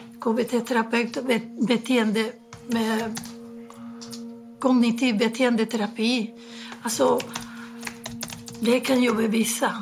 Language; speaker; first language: Swedish; non-native, fluent; Spanish